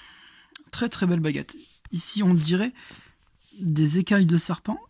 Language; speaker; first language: French; native; French